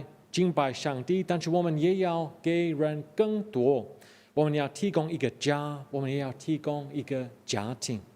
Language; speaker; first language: Chinese; non-native, fluent; English